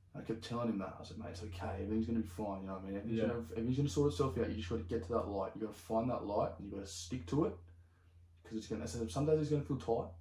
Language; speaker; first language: English; native; English